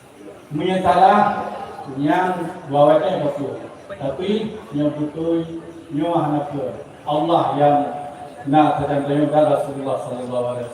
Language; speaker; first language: Indonesian; non-native, local second language; Achinese